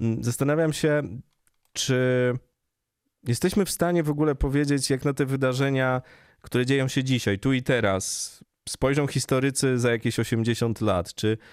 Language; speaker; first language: Polish; native; Polish